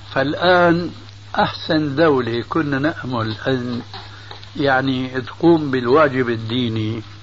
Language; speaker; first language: Arabic; early bilingual, other home language; Albanian